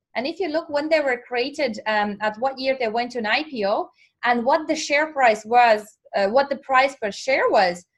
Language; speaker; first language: English; non-native, fluent; Latvian